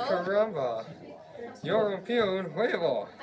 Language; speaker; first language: Spanish; non-native, learner; English